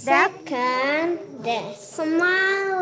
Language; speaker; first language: English; non-native, learner; Indonesian